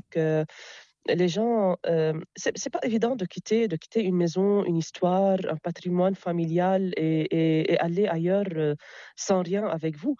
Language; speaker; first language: French; non-native, local second language; Arabic